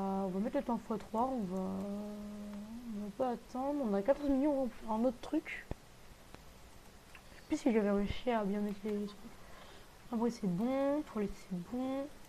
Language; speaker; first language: French; native; French